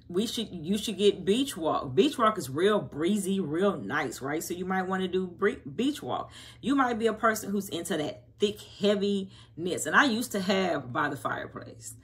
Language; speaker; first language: English; native; English